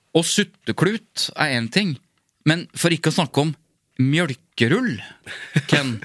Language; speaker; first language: Norwegian; native; Norwegian